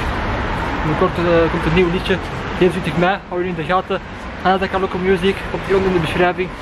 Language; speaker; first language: Dutch; non-native, local second language; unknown